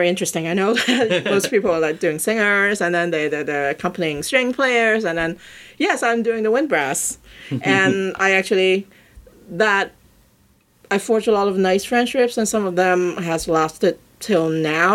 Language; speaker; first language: English; non-native, local second language; Cantonese